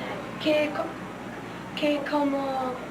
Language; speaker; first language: Spanish; non-native, learner; English